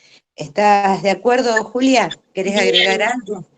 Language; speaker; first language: Spanish; native; Spanish